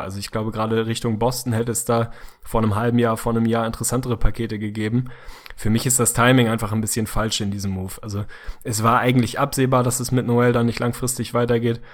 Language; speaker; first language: German; native; German